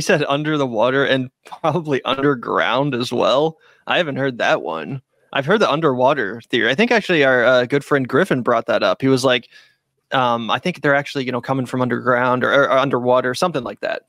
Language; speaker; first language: English; native; English